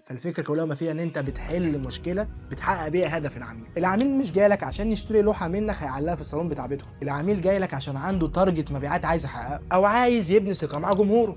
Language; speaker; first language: Arabic; native; Arabic